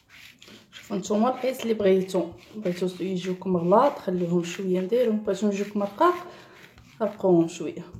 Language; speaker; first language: Arabic; native; Arabic